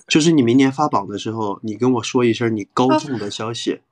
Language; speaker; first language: Chinese; native; Chinese